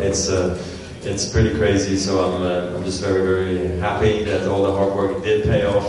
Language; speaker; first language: English; non-native, fluent; German